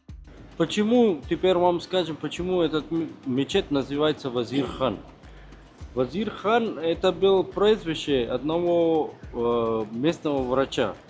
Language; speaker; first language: Russian; non-native, fluent; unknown